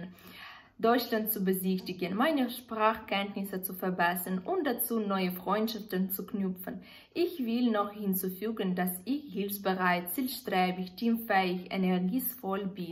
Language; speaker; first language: German; non-native, fluent; Ukrainian